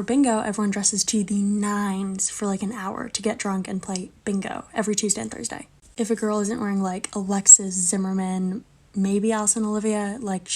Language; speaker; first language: English; native; English